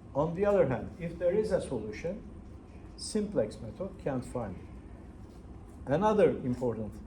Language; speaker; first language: English; non-native, fluent; Turkish